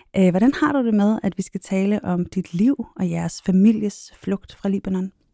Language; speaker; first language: Danish; native; Danish